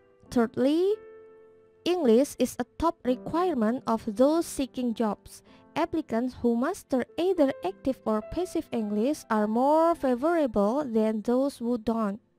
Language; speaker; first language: English; non-native, fluent; Indonesian